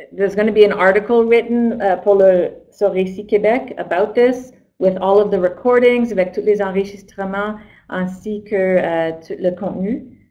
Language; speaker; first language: French; non-native, fluent; English